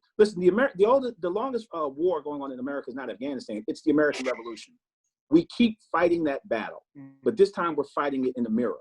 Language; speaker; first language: English; native; English